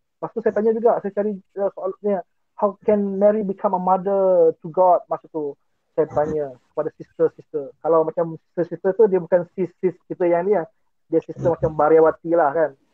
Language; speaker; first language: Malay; non-native, local second language; Iban